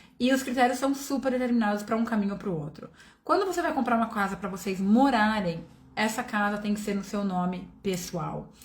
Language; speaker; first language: Portuguese; native; Portuguese